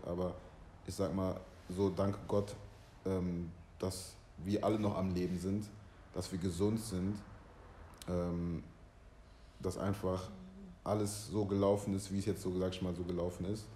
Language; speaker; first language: German; early bilingual, other home language; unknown